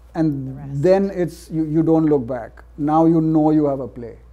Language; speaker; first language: English; non-native, local second language; Gujarati